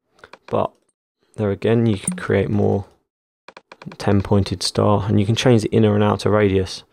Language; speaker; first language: English; native; English